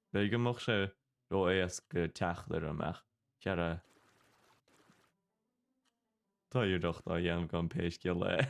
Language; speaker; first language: Irish; non-native, local second language; English